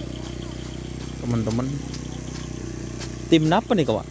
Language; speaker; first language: Indonesian; non-native, local second language; Madurese